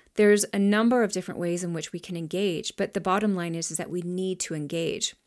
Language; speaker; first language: English; native; English